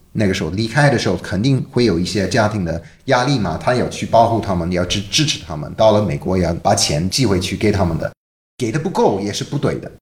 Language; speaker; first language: Chinese; non-native, fluent; English